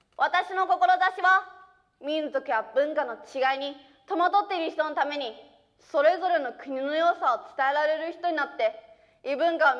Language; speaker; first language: Japanese; early bilingual, other home language; Chinese